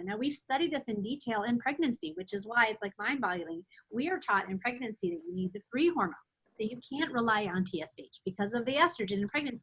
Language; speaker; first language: English; native; English